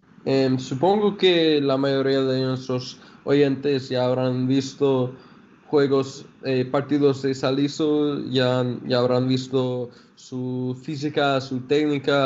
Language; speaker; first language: Spanish; non-native, fluent; English